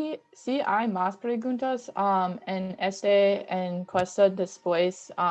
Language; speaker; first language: Spanish; non-native, learner; English